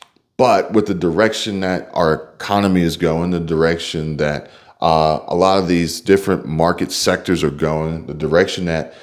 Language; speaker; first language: English; native; English